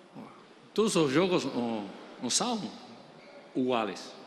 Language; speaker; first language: Portuguese; non-native, learner; Spanish